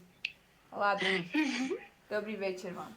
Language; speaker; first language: Russian; non-native, learner; Tajik